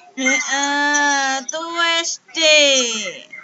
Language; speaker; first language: English; non-native, fluent; Indonesian